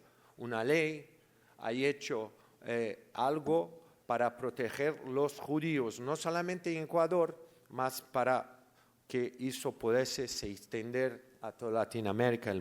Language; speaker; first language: Spanish; non-native, learner; Portuguese